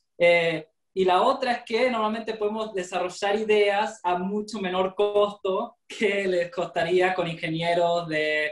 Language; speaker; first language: Spanish; native; Spanish